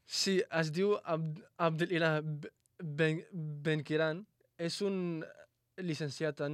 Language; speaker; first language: Catalan; non-native, fluent; Arabic